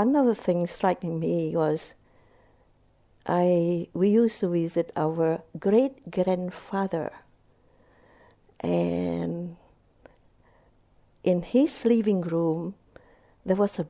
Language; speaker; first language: English; non-native, fluent; Vietnamese